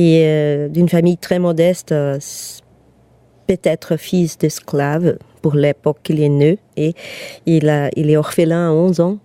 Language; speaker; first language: French; non-native, fluent; Portuguese